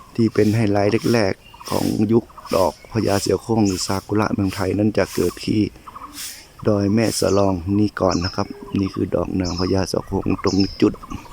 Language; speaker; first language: Thai; native; Thai